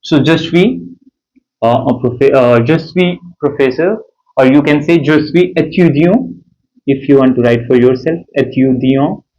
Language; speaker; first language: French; non-native, fluent; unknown